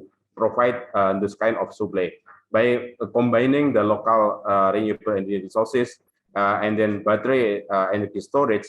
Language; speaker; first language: English; non-native, local second language; Indonesian